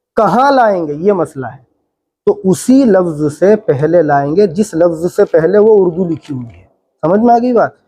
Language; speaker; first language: Urdu; native; Urdu